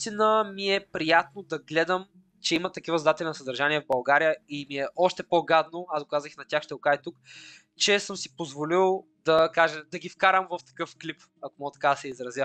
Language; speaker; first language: Bulgarian; native; Bulgarian